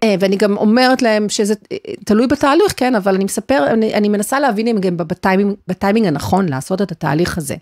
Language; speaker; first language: Hebrew; native; Hebrew